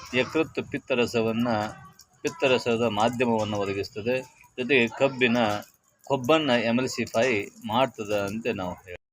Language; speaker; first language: Kannada; native; Kannada